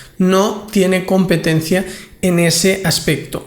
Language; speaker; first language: Spanish; native; Spanish